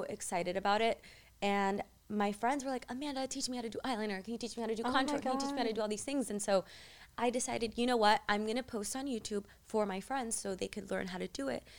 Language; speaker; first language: English; early bilingual, other home language; Spanish